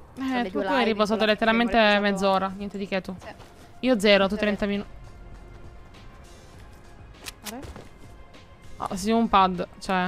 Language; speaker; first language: Italian; native; Italian